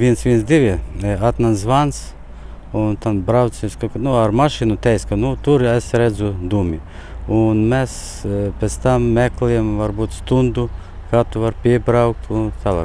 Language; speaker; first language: Latvian; non-native, local second language; Russian